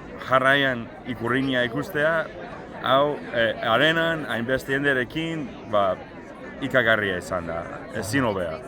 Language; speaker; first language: Basque; non-native, learner; English